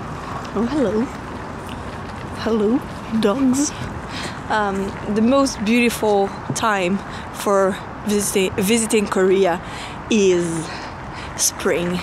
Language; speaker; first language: English; non-native, fluent; French